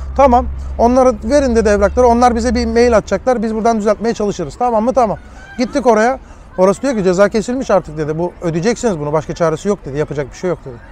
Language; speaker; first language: Turkish; early bilingual, heritage; Turkish